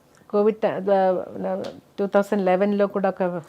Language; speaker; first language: Telugu; non-native, local second language; Malayalam